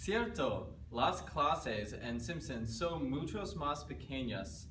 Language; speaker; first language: Spanish; non-native, learner; English